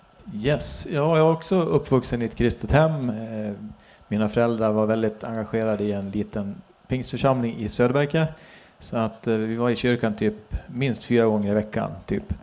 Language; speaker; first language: Swedish; native; Swedish